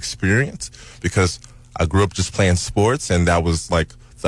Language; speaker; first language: English; native; English